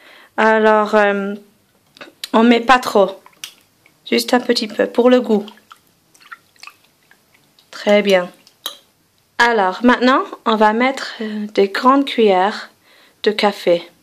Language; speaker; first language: French; non-native, fluent; English